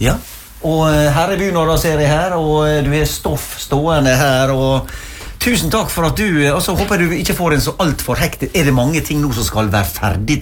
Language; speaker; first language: Norwegian; native; Norwegian